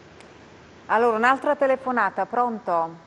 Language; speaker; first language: Italian; native; Italian